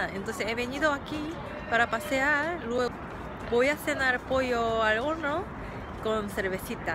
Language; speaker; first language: Spanish; non-native, fluent; Korean